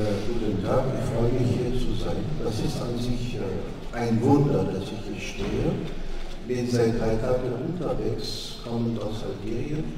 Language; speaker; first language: German; non-native, fluent; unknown